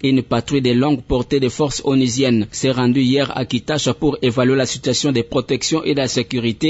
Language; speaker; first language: French; non-native, local second language; Swahili